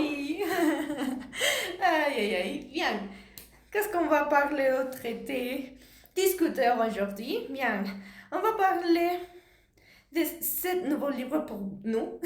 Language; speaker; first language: French; non-native, learner; Spanish